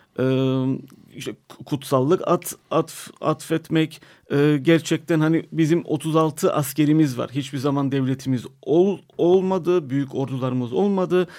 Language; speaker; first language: Turkish; non-native, local second language; Armenian